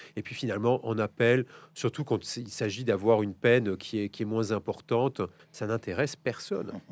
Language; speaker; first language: French; native; French